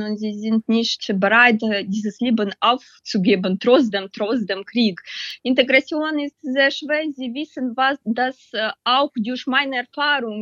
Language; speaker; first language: German; non-native, learner; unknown